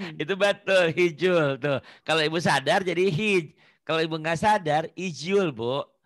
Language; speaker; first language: Indonesian; non-native, local second language; Sundanese